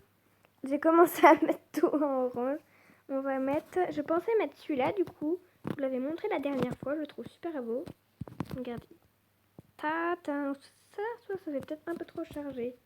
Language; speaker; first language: French; native; French